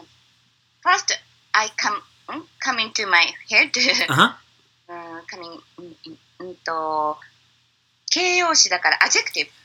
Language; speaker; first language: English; non-native, learner; Japanese